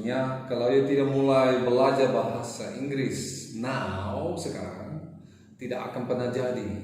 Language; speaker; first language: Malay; non-native, fluent; English